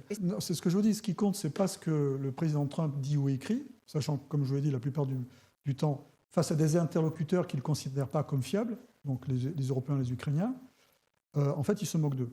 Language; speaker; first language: French; native; French